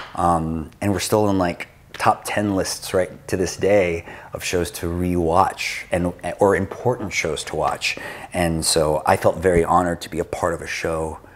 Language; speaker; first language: English; native; English